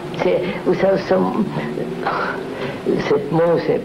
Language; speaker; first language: French; non-native, fluent; Telugu